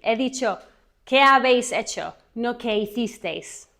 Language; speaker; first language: Spanish; non-native, fluent; English